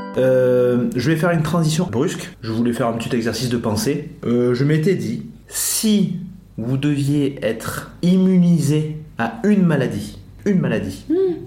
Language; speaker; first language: French; native; French